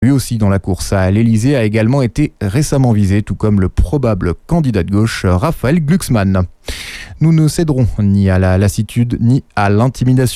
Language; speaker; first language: French; native; French